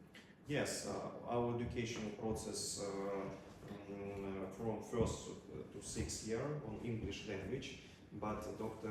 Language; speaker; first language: English; non-native, learner; Russian